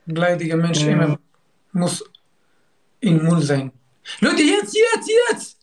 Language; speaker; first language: German; non-native, learner; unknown